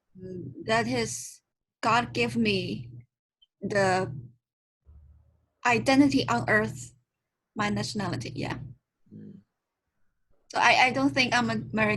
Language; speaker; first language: English; non-native, learner; Chinese